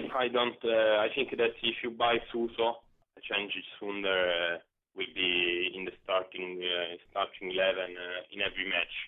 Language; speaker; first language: English; non-native, learner; Italian